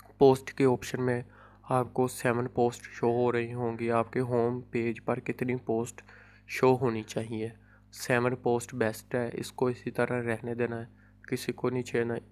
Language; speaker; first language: Urdu; non-native, local second language; Punjabi